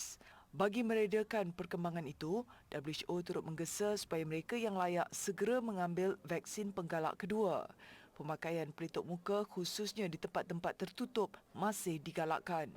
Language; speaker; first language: Malay; native; Malay